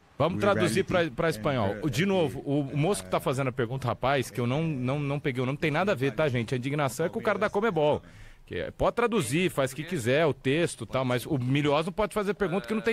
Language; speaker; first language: Portuguese; native; Portuguese